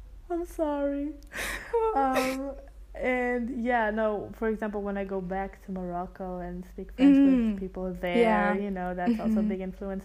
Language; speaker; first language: English; non-native, fluent; German